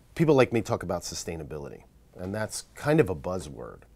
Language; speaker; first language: English; native; English